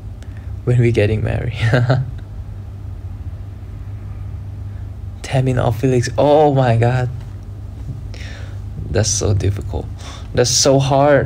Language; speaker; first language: English; non-native, learner; Thai